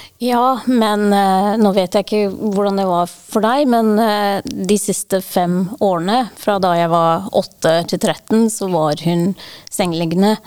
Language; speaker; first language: Norwegian; non-native, fluent; English